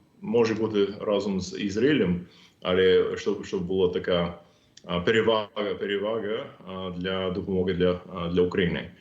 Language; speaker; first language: Ukrainian; non-native, fluent; English